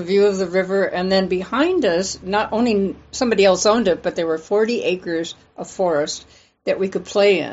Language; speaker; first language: English; native; English